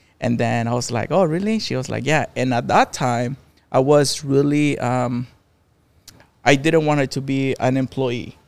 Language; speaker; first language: English; non-native, fluent; Spanish